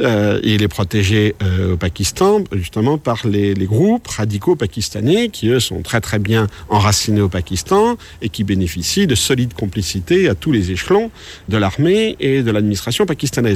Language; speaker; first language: French; native; French